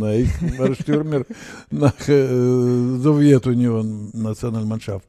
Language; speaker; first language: German; non-native, learner; Russian